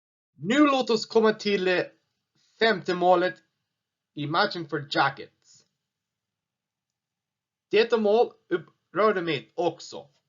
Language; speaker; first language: Swedish; non-native, learner; English